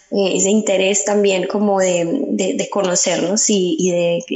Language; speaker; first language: Spanish; early bilingual, heritage; Spanish